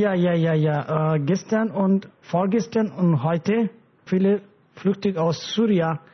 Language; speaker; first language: German; non-native, learner; Pashto